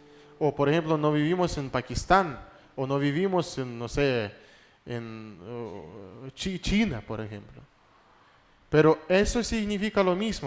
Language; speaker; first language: Spanish; non-native, fluent; Russian